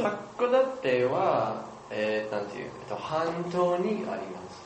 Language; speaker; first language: Japanese; non-native, learner; English